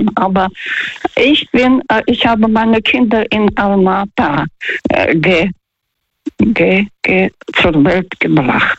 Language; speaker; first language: German; non-native, learner; Russian